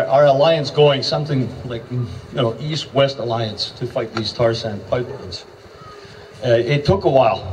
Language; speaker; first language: English; native; English